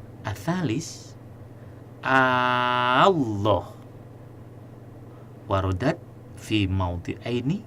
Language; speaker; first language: Arabic; non-native, fluent; Indonesian